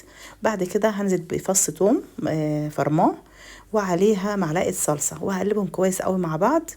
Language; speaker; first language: Arabic; native; Arabic